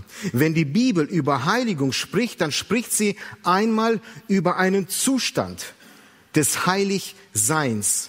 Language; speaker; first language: German; native; German